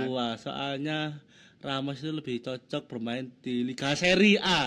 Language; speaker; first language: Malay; non-native, local second language; Javanese